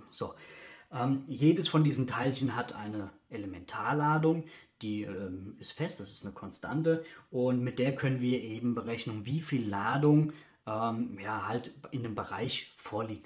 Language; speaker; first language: German; native; German